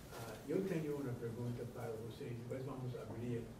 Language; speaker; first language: Portuguese; non-native, fluent; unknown